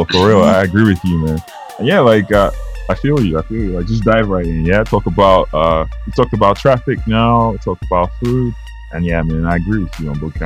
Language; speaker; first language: English; non-native, local second language; Yoruba